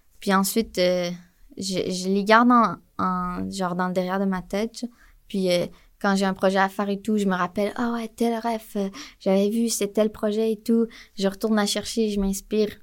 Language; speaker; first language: French; native; French